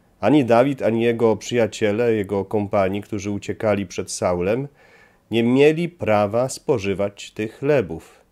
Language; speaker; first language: Polish; native; Polish